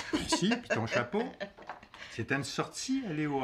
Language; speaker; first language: French; native; French